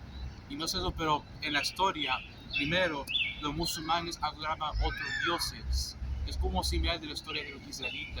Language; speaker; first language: Spanish; non-native, fluent; English